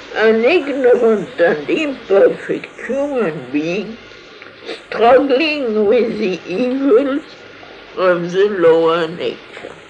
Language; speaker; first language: English; non-native, fluent; French